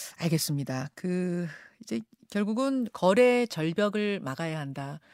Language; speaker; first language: Korean; native; Korean